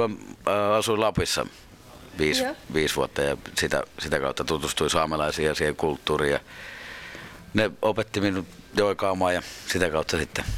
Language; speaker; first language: Finnish; native; Finnish